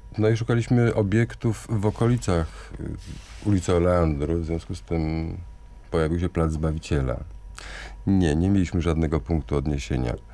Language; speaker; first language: Polish; native; Polish